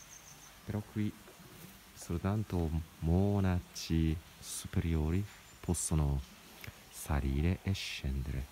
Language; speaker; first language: Italian; non-native, learner; Japanese